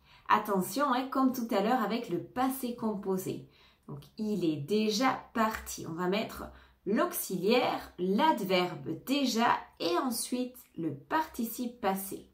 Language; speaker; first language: French; native; French